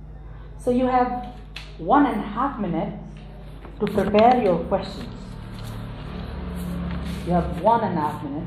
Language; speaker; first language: English; non-native, local second language; Nepali